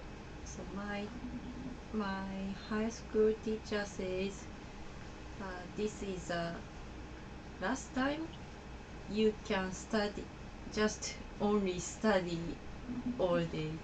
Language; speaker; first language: English; non-native, learner; Japanese